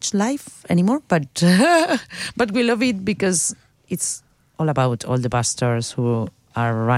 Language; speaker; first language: English; non-native, fluent; Spanish